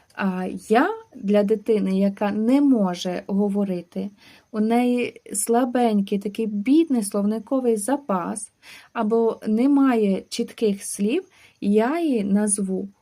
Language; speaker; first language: Ukrainian; native; Ukrainian